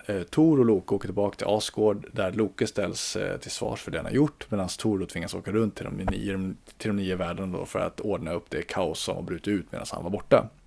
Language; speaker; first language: Swedish; native; Swedish